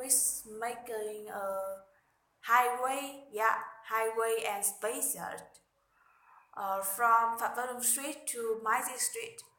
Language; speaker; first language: English; non-native, learner; Vietnamese